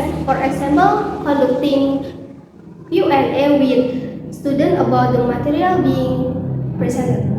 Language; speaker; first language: English; non-native, learner; Indonesian